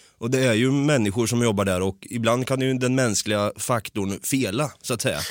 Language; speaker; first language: Swedish; native; Swedish